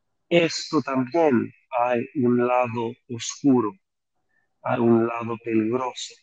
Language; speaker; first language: Spanish; non-native, fluent; Greek